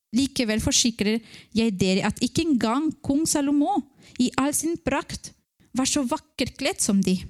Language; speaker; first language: Norwegian; non-native, fluent; Spanish